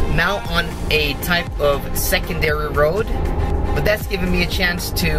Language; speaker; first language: English; non-native, fluent; Norwegian